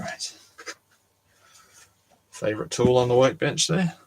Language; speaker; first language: English; native; English